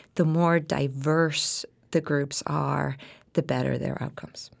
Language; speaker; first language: English; non-native, fluent; Spanish